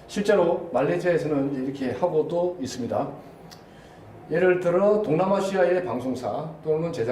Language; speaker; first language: Korean; native; Korean